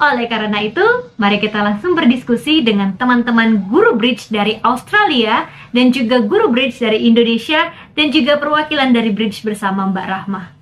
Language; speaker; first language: Indonesian; native; Indonesian